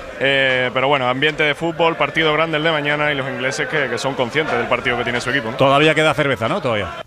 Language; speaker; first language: Spanish; native; Spanish